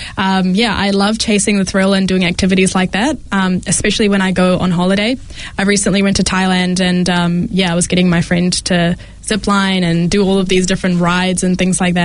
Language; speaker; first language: English; early bilingual, other home language; Malayalam